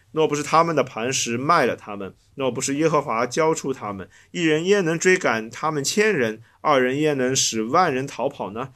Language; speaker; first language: Chinese; native; Chinese